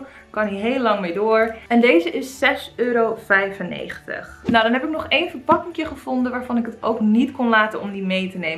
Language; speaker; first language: Dutch; native; Dutch